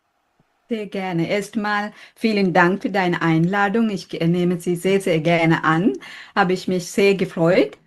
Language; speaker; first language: German; non-native, fluent; Sinhala